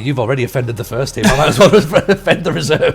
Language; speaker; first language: English; native; English